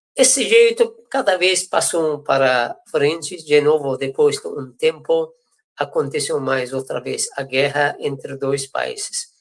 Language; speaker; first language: Portuguese; non-native, fluent; Persian